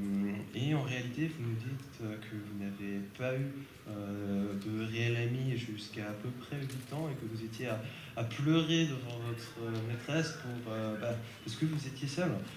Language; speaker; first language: French; native; French